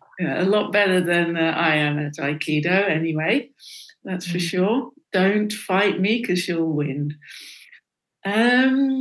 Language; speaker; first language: English; non-native, fluent; Dutch